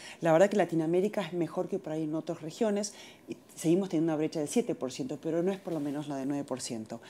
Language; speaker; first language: Spanish; native; Spanish